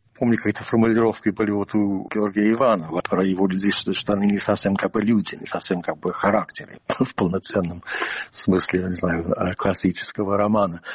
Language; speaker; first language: Russian; non-native, fluent; English